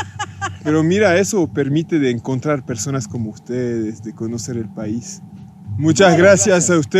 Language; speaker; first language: Spanish; non-native, fluent; French